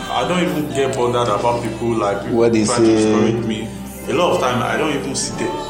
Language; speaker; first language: English; non-native, local second language; Yoruba